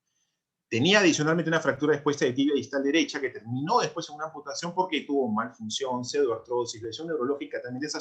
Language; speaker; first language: Spanish; native; Spanish